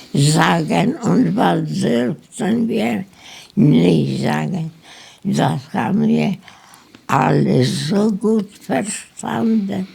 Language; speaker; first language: German; non-native, learner; Polish